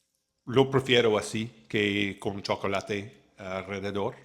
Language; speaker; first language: Spanish; non-native, learner; English